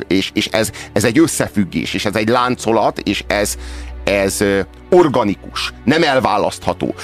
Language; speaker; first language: Hungarian; native; Hungarian